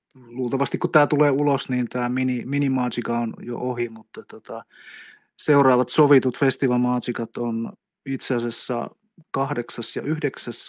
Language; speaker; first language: Finnish; native; Finnish